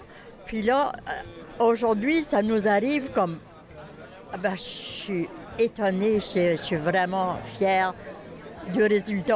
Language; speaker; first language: French; native; French